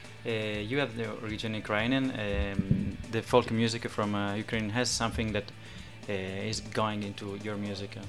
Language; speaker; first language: English; non-native, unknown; Italian